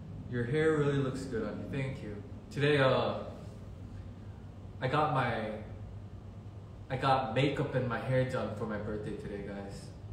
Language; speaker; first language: English; early bilingual, other home language; Korean